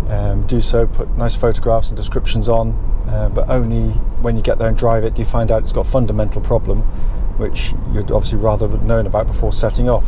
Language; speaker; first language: English; native; English